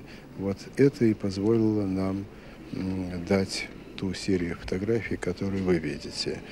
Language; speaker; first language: Russian; native; Russian